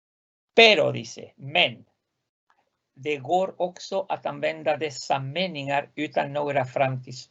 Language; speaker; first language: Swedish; non-native, fluent; Spanish